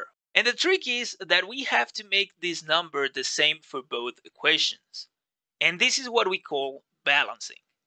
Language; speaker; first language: English; non-native, fluent; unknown